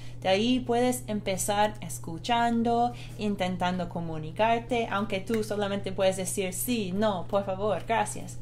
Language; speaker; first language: Spanish; non-native, fluent; English